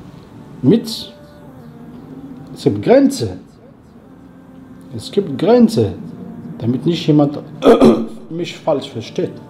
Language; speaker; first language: German; non-native, fluent; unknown